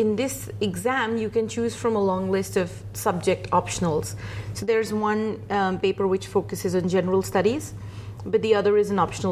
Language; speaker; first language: English; non-native, local second language; Hindi